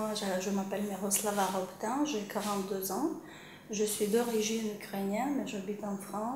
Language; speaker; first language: French; non-native, fluent; Ukrainian